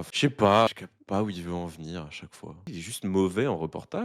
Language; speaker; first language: French; native; French